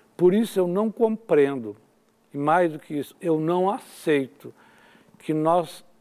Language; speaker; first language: Portuguese; native; Portuguese